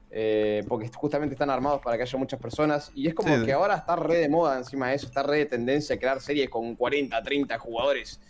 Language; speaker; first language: Spanish; native; Spanish